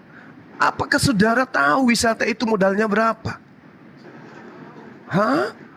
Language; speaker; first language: Indonesian; native; Indonesian